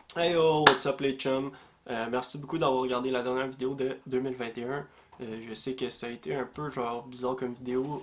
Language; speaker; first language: French; native; French